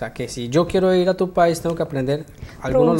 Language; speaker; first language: Spanish; native; Spanish